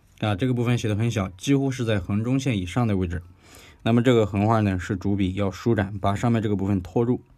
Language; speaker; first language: Chinese; native; Chinese